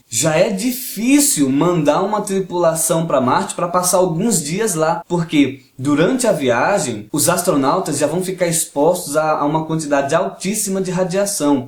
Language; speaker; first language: Portuguese; native; Portuguese